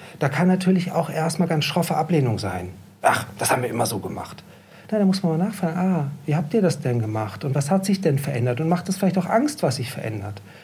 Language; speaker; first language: German; native; German